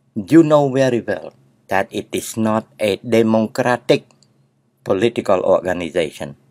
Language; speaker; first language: English; non-native, learner; Khmer